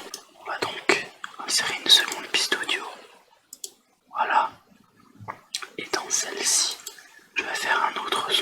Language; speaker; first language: French; native; French